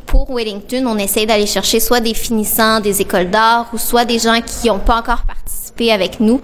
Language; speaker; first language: French; native; French